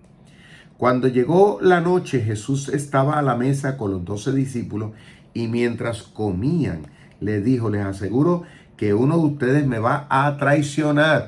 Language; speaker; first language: Spanish; native; Spanish